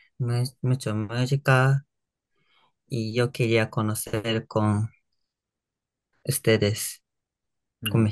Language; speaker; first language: Spanish; non-native, learner; Japanese